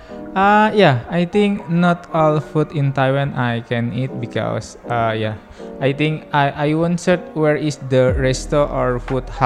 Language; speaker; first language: English; non-native, learner; Indonesian